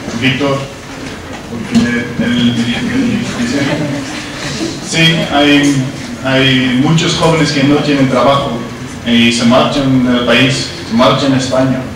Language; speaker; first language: Spanish; non-native, learner; Dutch